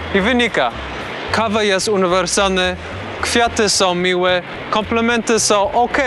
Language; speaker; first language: Polish; non-native, learner; English